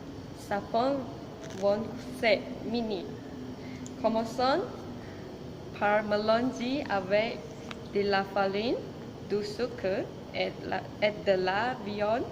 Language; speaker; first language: French; non-native, learner; Malay